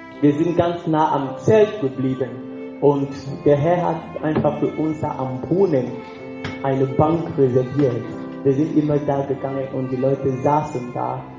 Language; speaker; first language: German; non-native, fluent; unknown